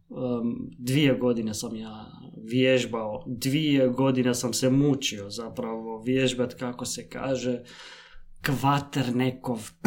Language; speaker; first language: Croatian; non-native, fluent; Arabic